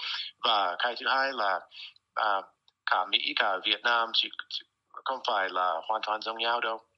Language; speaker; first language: Vietnamese; non-native, fluent; English